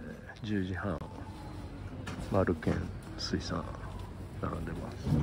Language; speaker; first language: Japanese; native; Japanese